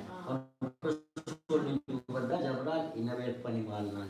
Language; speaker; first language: Russian; non-native, learner; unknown